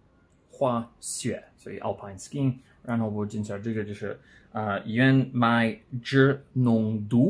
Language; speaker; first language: Chinese; non-native, learner; English